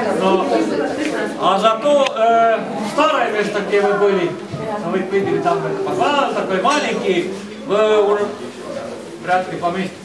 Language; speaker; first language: Russian; non-native, learner; Estonian